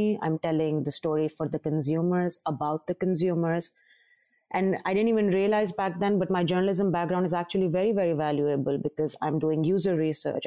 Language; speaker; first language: English; non-native, local second language; Urdu